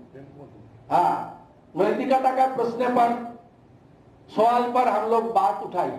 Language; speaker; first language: Hindi; non-native, local second language; Bangla